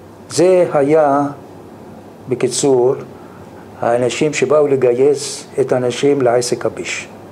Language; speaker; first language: Hebrew; non-native, fluent; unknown